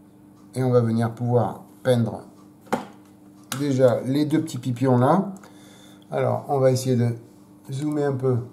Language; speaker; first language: French; native; French